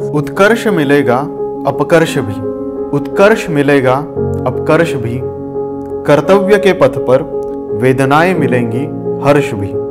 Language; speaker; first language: Hindi; non-native, local second language; Marathi